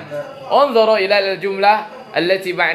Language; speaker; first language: Arabic; non-native, fluent; Indonesian